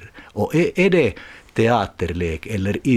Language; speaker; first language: Swedish; non-native, learner; Finnish